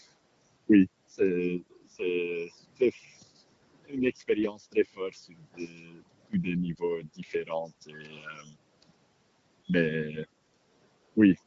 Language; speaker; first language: French; non-native, local second language; Dutch